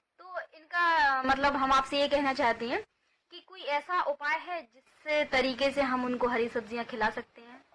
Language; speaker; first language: Hindi; native; Hindi